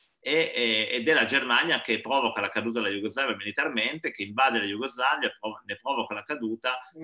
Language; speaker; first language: Italian; native; Italian